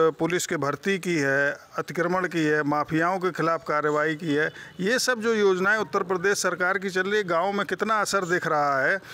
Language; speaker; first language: Hindi; native; Hindi